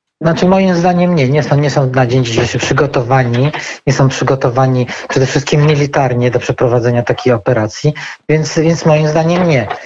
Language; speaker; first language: Polish; native; Polish